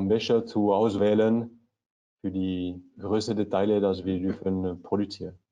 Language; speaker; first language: German; non-native, learner; French